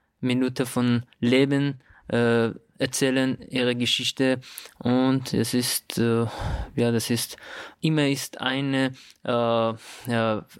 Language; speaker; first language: German; non-native, learner; Persian